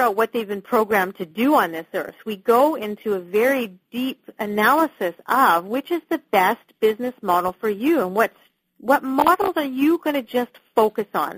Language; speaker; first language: English; native; English